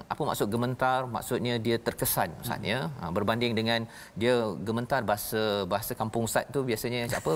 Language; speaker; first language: Malay; native; Malay